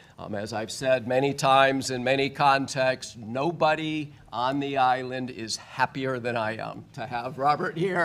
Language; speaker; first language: English; native; English